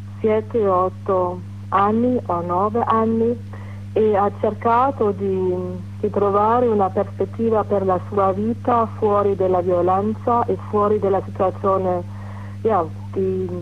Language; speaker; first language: Italian; non-native, fluent; German